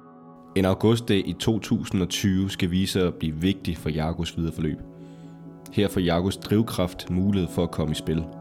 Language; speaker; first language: Danish; native; Danish